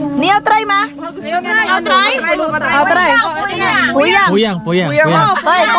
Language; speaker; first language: Chinese; non-native, learner; Filipino